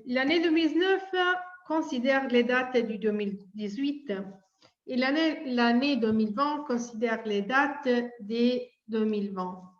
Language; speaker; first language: French; non-native, fluent; Italian